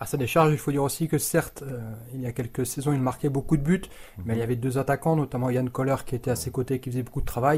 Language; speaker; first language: French; native; French